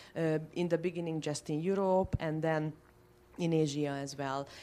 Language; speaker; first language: English; non-native, fluent; Hungarian